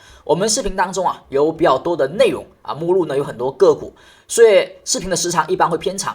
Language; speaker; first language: Chinese; native; Chinese